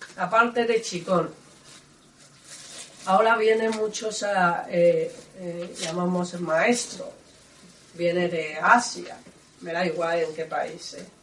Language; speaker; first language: Spanish; non-native, learner; Chinese